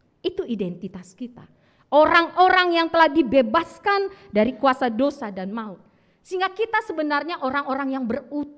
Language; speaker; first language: Indonesian; native; Indonesian